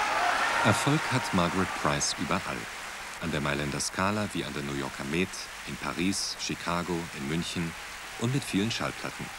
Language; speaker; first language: German; native; German